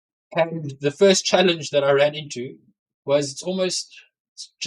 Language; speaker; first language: English; native; English